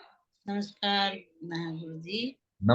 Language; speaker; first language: Hindi; non-native, learner; Nepali